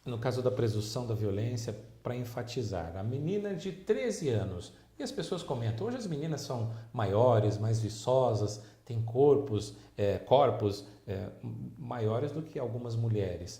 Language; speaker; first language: Portuguese; native; Portuguese